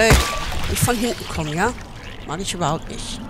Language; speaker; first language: German; native; German